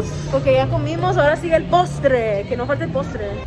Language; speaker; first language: Spanish; early bilingual, heritage; Spanish